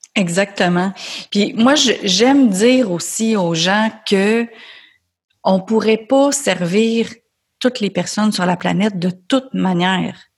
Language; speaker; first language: French; native; French